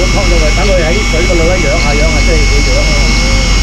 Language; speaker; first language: Chinese; native; Chinese